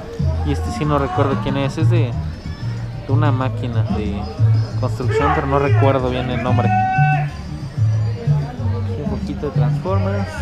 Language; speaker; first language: Spanish; native; Spanish